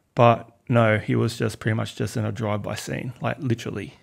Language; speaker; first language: English; native; English